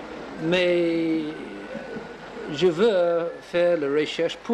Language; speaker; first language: French; non-native, learner; English